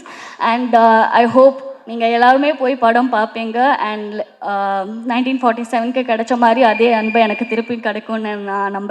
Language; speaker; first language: Tamil; non-native, fluent; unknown